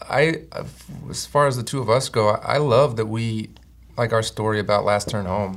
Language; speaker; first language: English; native; English